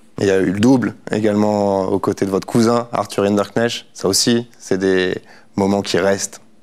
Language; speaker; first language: French; native; French